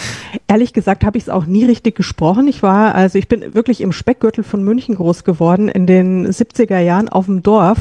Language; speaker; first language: German; native; German